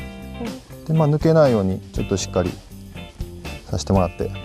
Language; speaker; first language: Japanese; native; Japanese